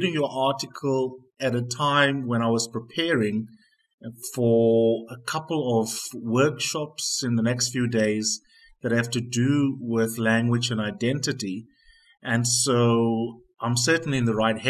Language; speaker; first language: English; non-native, local second language; Afrikaans